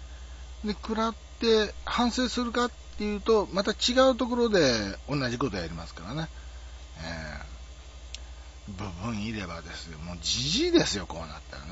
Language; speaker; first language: Japanese; native; Japanese